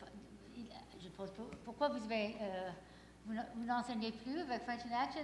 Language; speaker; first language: French; non-native, fluent; English